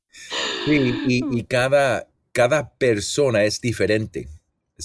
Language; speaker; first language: Spanish; early bilingual, heritage; Spanish